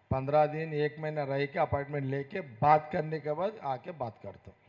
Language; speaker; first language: Hindi; non-native, local second language; Telugu